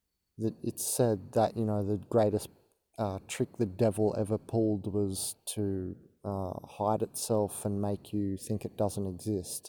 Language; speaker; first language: English; native; English